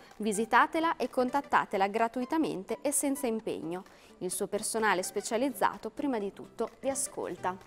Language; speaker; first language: Italian; native; Italian